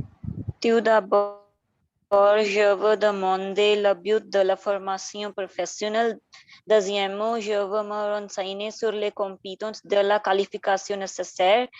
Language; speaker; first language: French; non-native, learner; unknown